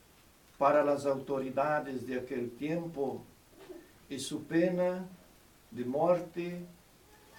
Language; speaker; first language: Spanish; non-native, fluent; Portuguese